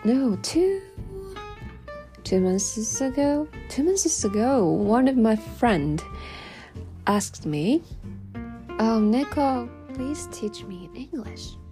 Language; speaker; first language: English; non-native, learner; Japanese